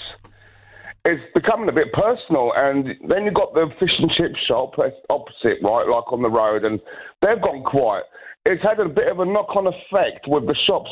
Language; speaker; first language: English; native; English